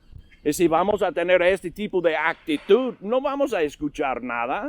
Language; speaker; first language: Spanish; non-native, learner; English